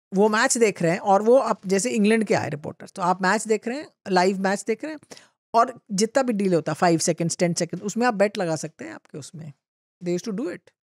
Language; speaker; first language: Hindi; non-native, local second language; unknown